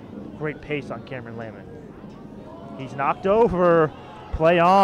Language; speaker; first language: English; native; English